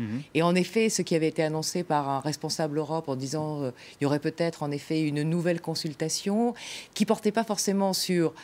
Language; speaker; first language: French; native; French